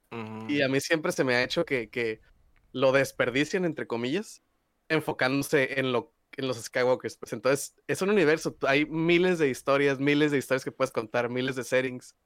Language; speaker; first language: Spanish; native; Spanish